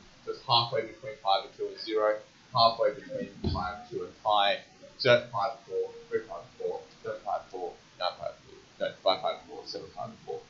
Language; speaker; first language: English; native; English